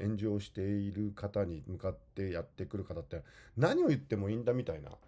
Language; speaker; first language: Japanese; native; Japanese